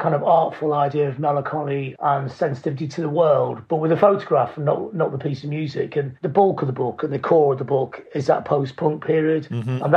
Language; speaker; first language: English; native; English